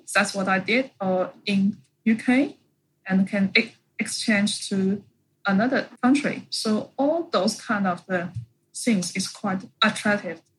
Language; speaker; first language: English; non-native, fluent; Chinese